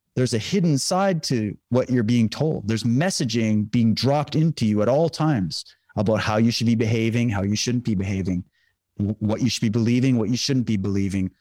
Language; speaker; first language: English; native; English